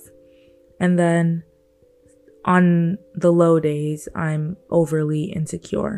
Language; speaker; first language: English; non-native, local second language; Yoruba